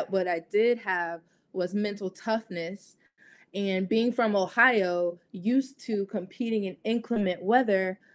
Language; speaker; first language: English; native; English